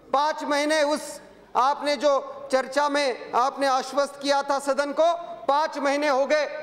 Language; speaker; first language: Hindi; non-native, local second language; Marathi